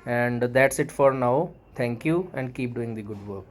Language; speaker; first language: English; non-native, local second language; Punjabi